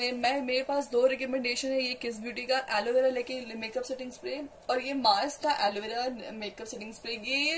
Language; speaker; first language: Hindi; native; Hindi